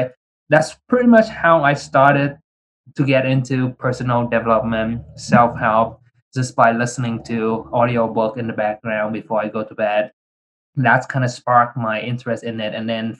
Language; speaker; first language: English; early bilingual, other home language; Vietnamese